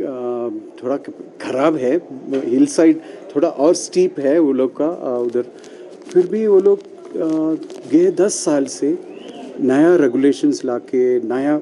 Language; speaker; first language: Hindi; non-native, local second language; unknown